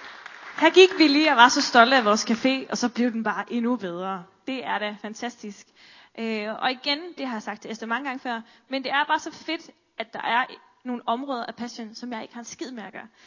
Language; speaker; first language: Danish; native; Danish